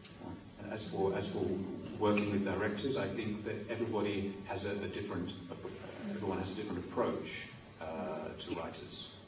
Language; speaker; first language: English; native; English